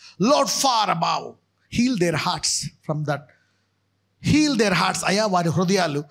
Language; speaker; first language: English; non-native, local second language; Telugu